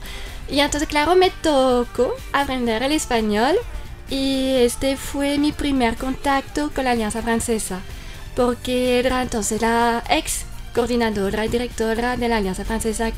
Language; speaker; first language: Spanish; non-native, fluent; French